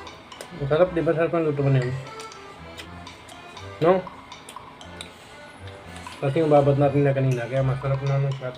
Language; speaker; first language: Filipino; non-native, learner; Punjabi